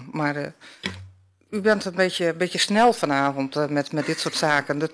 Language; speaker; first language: Dutch; native; Dutch